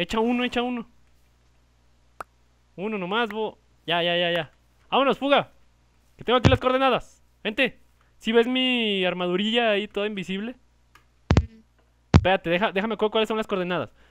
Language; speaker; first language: Spanish; native; Spanish